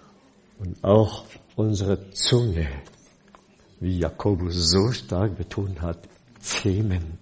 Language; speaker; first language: German; non-native, fluent; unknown